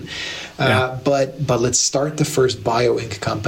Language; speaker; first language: English; native; English